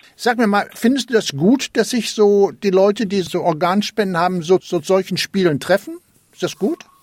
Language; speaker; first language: German; native; German